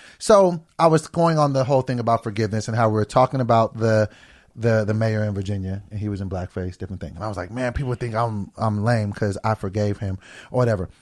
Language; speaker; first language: English; native; English